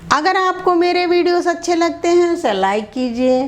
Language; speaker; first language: Hindi; non-native, local second language; Telugu